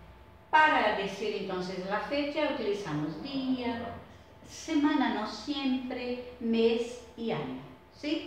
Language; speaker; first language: Spanish; non-native, fluent; Portuguese